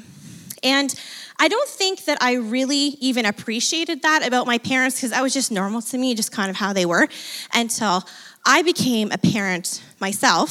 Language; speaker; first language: English; native; English